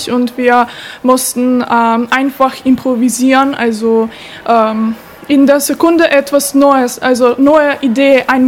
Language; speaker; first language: German; non-native, fluent; Macedonian